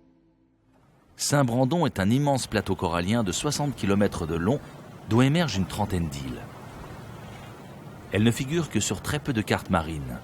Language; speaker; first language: French; native; French